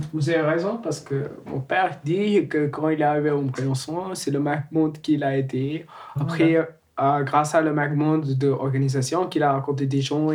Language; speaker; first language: French; non-native, learner; Albanian